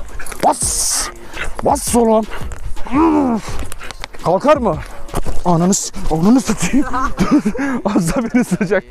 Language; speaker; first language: Turkish; native; Turkish